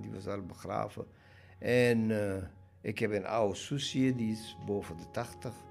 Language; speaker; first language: Dutch; non-native, learner; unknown